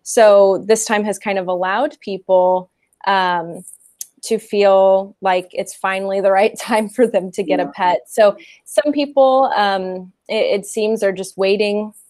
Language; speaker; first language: English; native; English